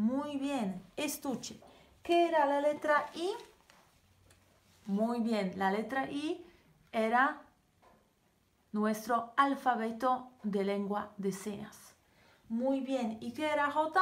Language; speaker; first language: Spanish; non-native, fluent; Polish